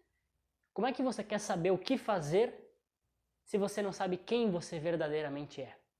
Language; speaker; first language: Portuguese; native; Portuguese